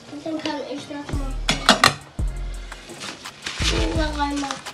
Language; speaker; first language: German; early bilingual, other home language; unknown